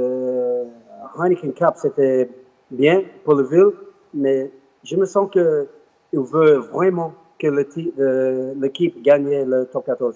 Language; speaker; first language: French; non-native, learner; English